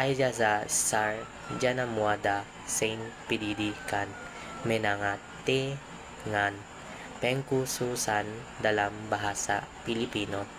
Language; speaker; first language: Indonesian; non-native, learner; Filipino